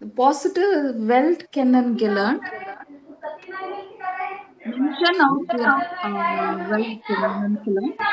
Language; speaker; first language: German; non-native, learner; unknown